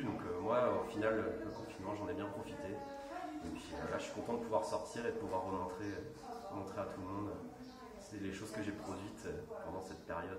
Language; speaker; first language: French; native; French